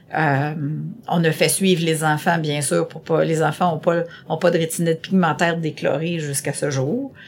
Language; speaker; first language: French; native; French